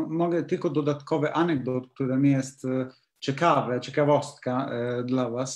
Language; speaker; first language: Polish; non-native, learner; Italian